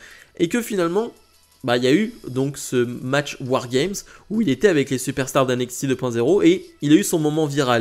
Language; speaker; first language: French; native; French